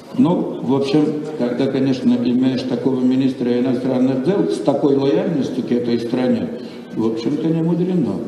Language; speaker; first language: Russian; non-native, local second language; Armenian